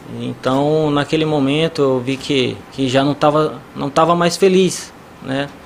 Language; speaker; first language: Portuguese; native; Portuguese